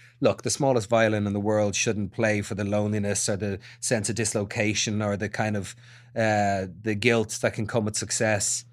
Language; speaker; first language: English; native; English